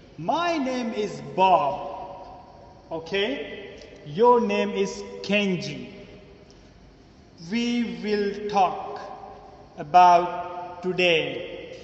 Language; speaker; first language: English; non-native, fluent; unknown